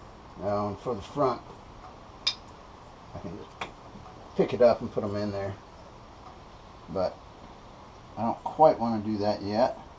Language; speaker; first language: English; native; English